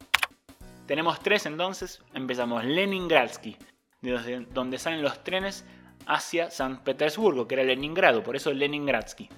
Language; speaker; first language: Spanish; native; Spanish